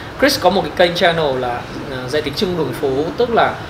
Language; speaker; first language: Vietnamese; native; Vietnamese